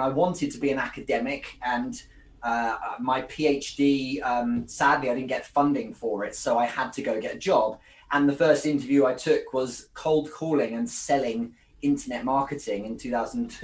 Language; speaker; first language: English; native; English